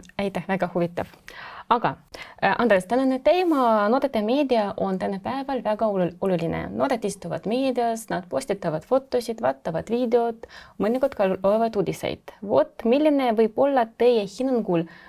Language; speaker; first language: Estonian; non-native, local second language; Russian